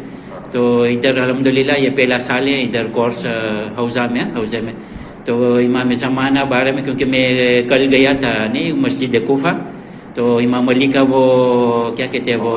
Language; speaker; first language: Hindi; non-native, learner; Gujarati